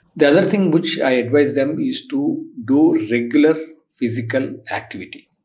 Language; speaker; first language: English; non-native, local second language; Telugu